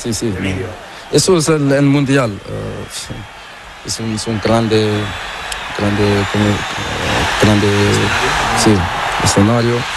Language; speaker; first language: Spanish; non-native, learner; Portuguese